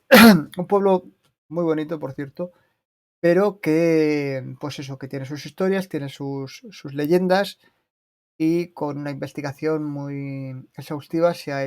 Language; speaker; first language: Spanish; native; Spanish